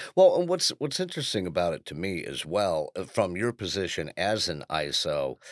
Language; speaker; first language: English; native; English